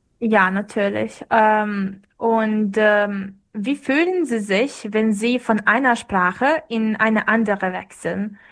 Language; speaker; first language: German; non-native, fluent; Serbian